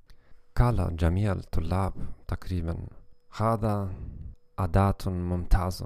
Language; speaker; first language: Arabic; non-native, learner; German